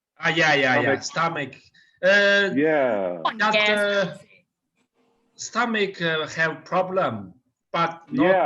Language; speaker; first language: English; non-native, learner; Chinese